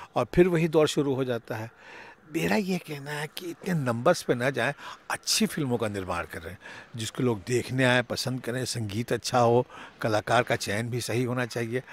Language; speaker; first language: Hindi; native; Hindi